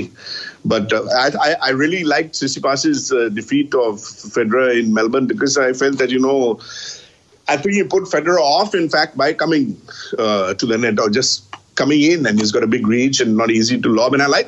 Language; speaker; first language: English; non-native, local second language; Bangla